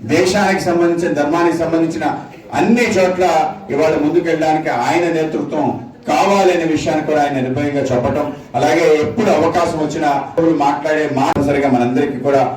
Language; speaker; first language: Telugu; native; Telugu